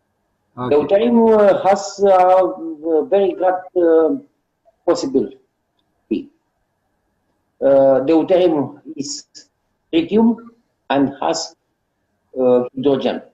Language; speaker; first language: English; non-native, learner; Romanian